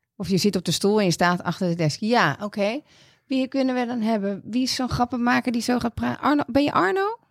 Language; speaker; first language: Dutch; native; Dutch